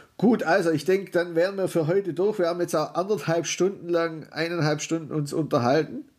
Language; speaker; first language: German; native; German